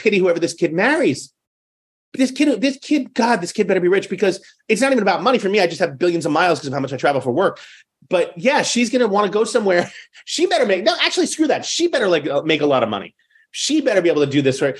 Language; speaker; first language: English; native; English